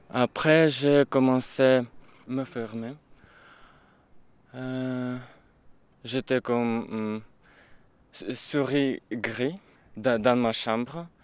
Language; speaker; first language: French; non-native, learner; Ukrainian